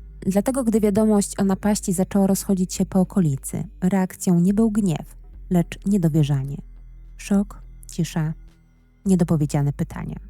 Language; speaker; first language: Polish; native; Polish